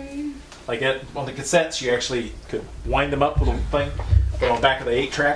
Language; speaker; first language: English; native; English